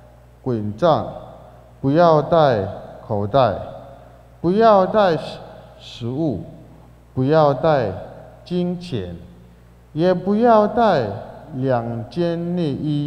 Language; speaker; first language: Chinese; non-native, fluent; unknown